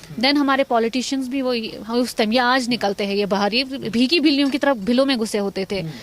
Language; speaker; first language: Hindi; non-native, local second language; Kashmiri